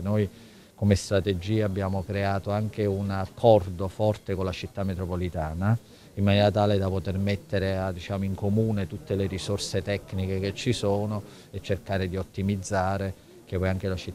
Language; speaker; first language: Italian; native; Italian